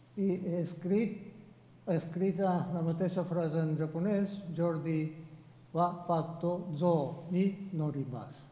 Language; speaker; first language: Catalan; non-native, fluent; Japanese